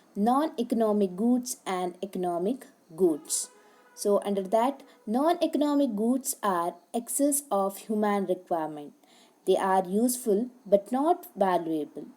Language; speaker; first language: English; non-native, local second language; Kannada